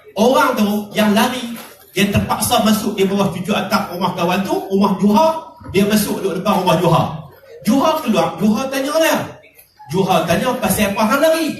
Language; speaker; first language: Malay; native; Malay